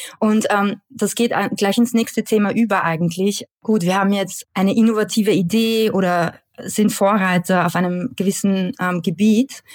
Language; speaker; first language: German; native; German